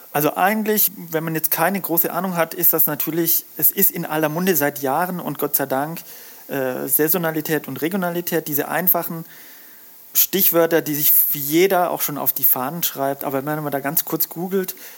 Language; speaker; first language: German; native; German